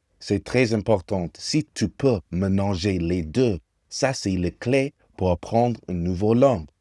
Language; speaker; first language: French; non-native, fluent; English